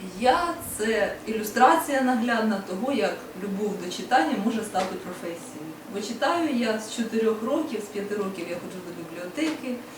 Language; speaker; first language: Ukrainian; non-native, local second language; Russian